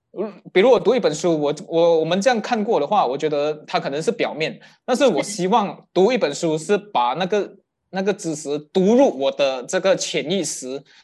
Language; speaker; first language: Chinese; native; Chinese